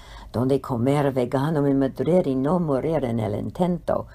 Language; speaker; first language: Spanish; non-native, fluent; English